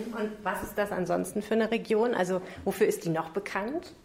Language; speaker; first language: German; native; German